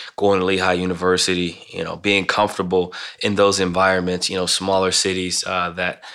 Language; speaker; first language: English; native; English